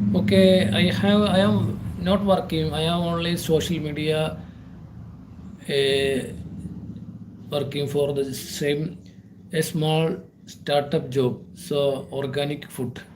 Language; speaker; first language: English; non-native, learner; Malayalam